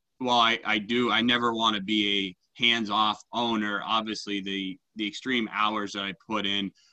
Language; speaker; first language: English; native; English